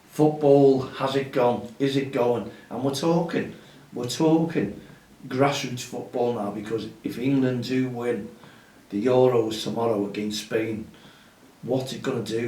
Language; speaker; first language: English; native; English